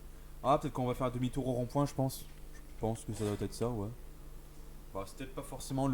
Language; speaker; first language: French; native; French